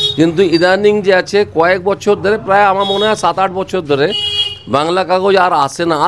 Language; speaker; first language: Bangla; non-native, local second language; Hindi